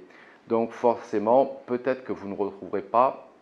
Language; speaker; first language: French; native; French